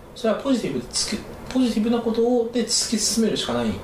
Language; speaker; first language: Japanese; non-native, fluent; Chinese